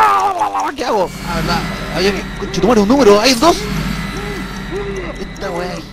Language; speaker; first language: Spanish; native; Spanish